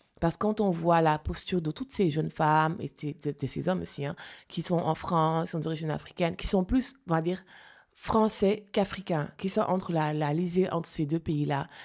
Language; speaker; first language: French; non-native, local second language; Fula